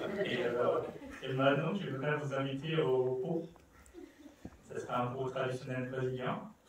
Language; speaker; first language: French; non-native, fluent; Portuguese